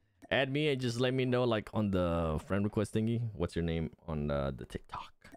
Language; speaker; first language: English; early bilingual, other home language; Spanish